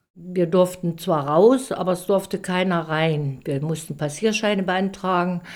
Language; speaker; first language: German; native; German